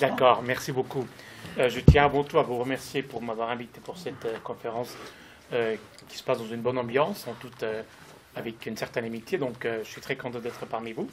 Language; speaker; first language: French; non-native, fluent; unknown